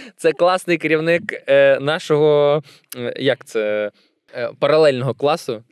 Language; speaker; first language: Ukrainian; non-native, local second language; Russian